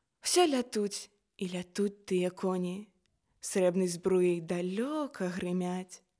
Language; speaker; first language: Belarusian; native; Belarusian